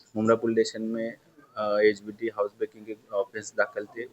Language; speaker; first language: Hindi; non-native, local second language; Marathi